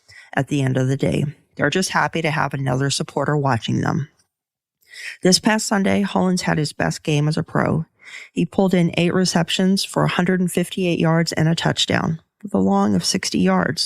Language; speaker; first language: English; native; English